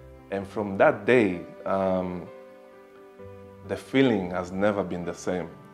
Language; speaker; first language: English; non-native, fluent; Portuguese